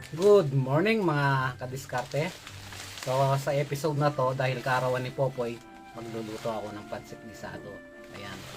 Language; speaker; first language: Filipino; non-native, local second language; Pampanga